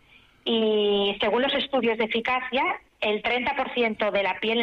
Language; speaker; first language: Spanish; native; Spanish